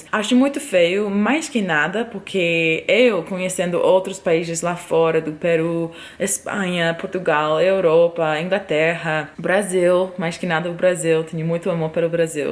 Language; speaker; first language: Portuguese; non-native, fluent; English